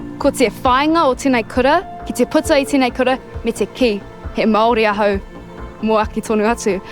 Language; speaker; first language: Māori; non-native, local second language; English